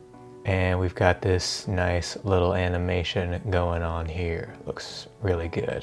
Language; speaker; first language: English; native; English